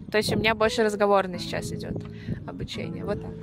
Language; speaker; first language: Russian; native; Russian